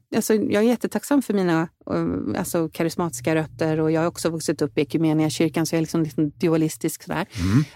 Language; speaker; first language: Swedish; native; Swedish